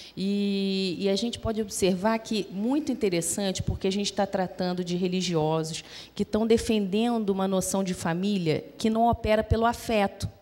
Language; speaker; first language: Portuguese; native; Portuguese